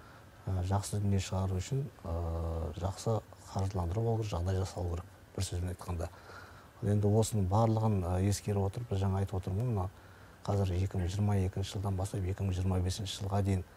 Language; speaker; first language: Kazakh; native; Kazakh